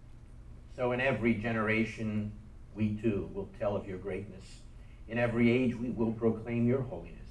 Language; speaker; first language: English; native; English